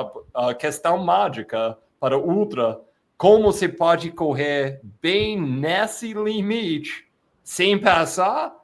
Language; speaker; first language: Portuguese; non-native, fluent; English